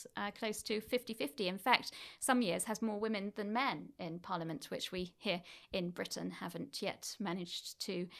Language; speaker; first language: English; native; English